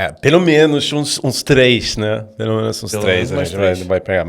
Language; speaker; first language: Portuguese; non-native, fluent; Swedish